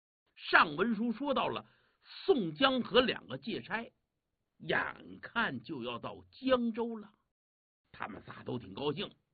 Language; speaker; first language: Chinese; native; Chinese